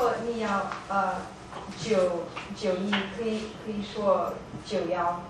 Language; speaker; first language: Chinese; non-native, learner; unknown